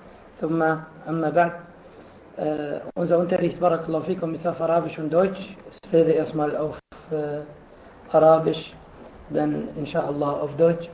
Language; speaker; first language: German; non-native, fluent; Arabic